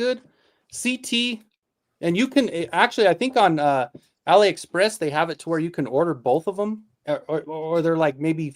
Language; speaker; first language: English; native; English